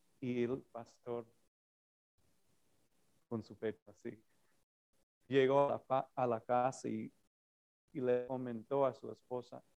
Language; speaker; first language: Spanish; non-native, fluent; English